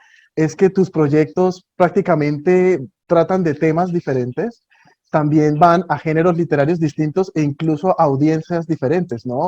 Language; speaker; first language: Spanish; native; Spanish